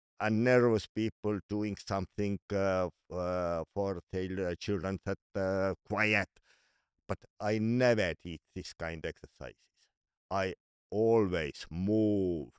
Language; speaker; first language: English; non-native, learner; Estonian